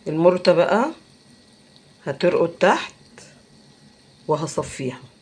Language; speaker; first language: Arabic; native; Arabic